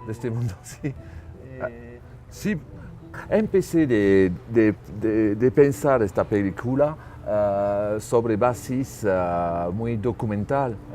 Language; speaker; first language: Spanish; non-native, learner; French